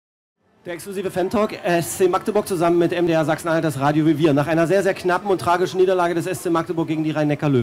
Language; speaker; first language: German; native; German